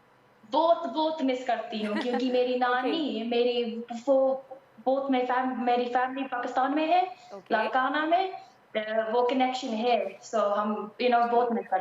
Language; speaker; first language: Hindi; early bilingual, heritage; Sindhi